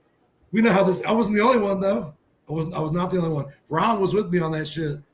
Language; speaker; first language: English; native; English